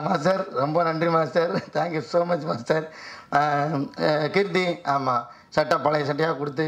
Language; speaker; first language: Tamil; native; Tamil